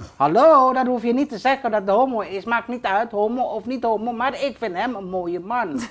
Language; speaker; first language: Dutch; early bilingual, other home language; Indonesian